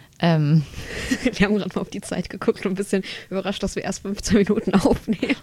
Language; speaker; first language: German; early bilingual, other home language; Macedonian